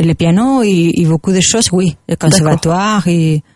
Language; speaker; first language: French; non-native, learner; Spanish